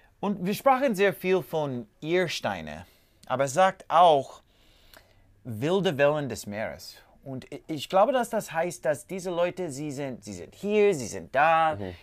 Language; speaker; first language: German; non-native, learner; English